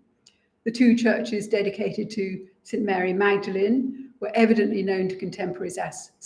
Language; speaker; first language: English; native; English